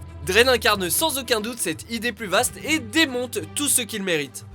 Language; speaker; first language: French; native; French